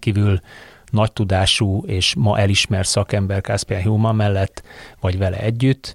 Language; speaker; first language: Hungarian; native; Hungarian